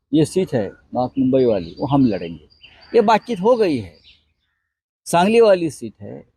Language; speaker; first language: Hindi; non-native, local second language; Marathi